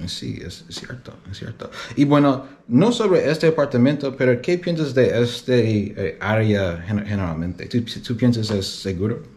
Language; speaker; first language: Spanish; non-native, learner; English